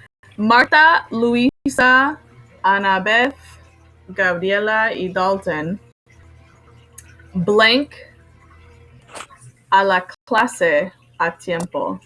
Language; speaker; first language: Spanish; non-native, fluent; English